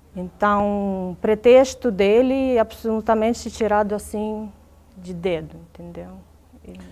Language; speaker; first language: Portuguese; non-native, fluent; Ukrainian